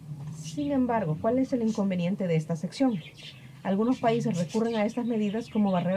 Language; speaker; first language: Spanish; native; Spanish